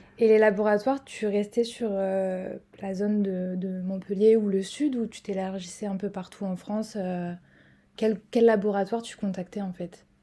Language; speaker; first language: French; native; French